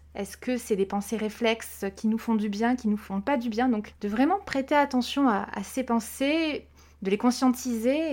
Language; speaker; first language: French; native; French